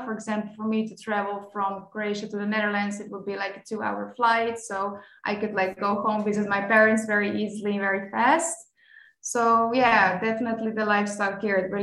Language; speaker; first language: English; non-native, fluent; Dutch